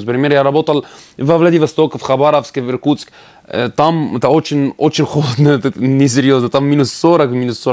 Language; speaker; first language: Russian; non-native, learner; Arabic